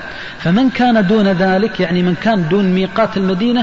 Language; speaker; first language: Arabic; native; Arabic